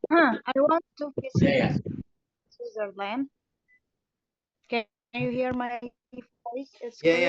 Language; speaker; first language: English; non-native, learner; Indonesian